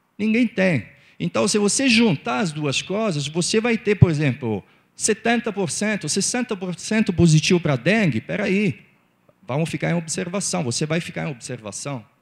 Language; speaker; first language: Portuguese; non-native, fluent; Italian